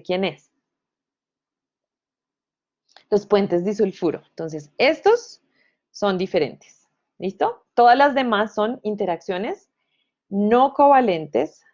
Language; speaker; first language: Spanish; native; Spanish